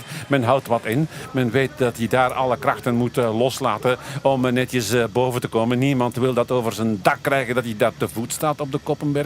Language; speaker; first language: Dutch; native; Dutch